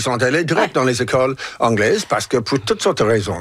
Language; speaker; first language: French; non-native, local second language; English